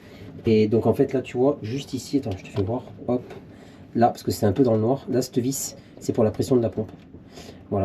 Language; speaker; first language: French; native; French